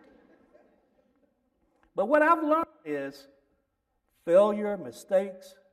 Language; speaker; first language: English; native; English